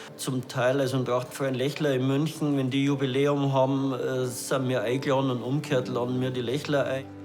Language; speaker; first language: German; native; German